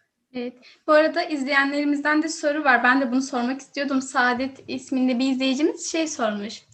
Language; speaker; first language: Turkish; native; Turkish